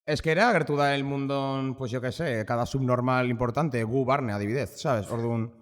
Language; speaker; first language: Spanish; native; Spanish